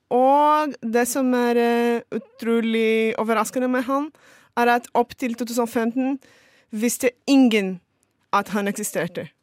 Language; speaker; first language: Norwegian; non-native, fluent; Portuguese